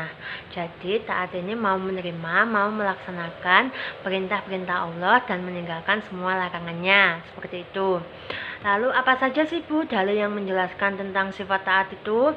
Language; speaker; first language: Indonesian; native; Indonesian